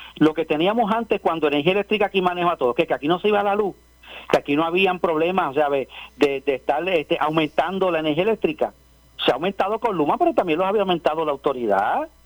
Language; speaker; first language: Spanish; native; Spanish